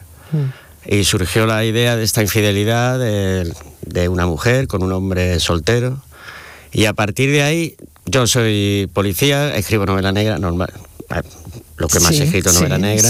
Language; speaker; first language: Spanish; native; Spanish